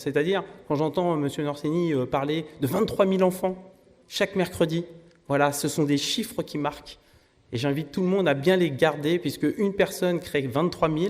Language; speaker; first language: French; native; French